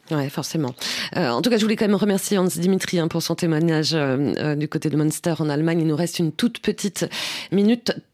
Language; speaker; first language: French; native; French